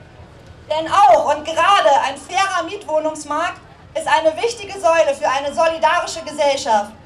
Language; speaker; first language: German; native; German